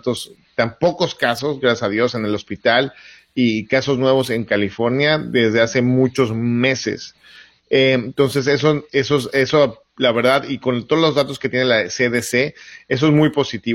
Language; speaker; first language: Spanish; native; Spanish